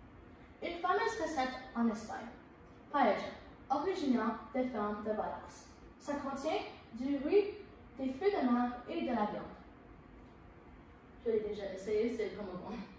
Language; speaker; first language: French; non-native, learner; English